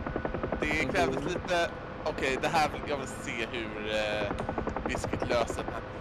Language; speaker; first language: Swedish; native; Swedish